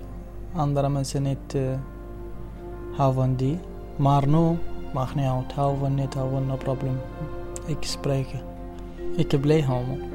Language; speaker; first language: Dutch; non-native, learner; Arabic